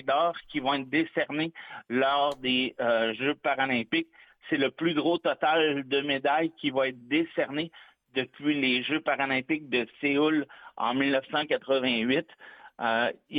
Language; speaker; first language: French; native; French